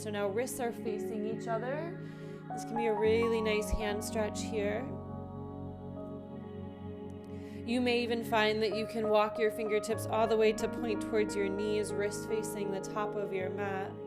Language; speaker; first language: English; native; English